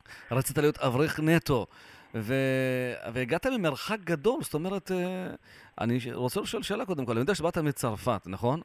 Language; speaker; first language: Hebrew; native; Hebrew